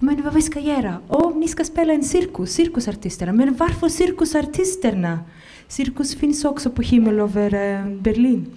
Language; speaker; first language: Swedish; non-native, fluent; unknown